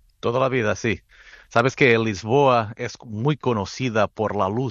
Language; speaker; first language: Spanish; non-native, fluent; Portuguese